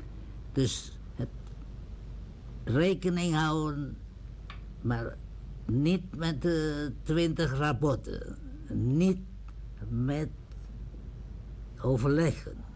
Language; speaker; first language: Dutch; non-native, learner; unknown